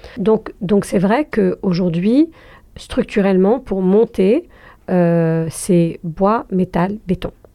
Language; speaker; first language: French; non-native, local second language; Arabic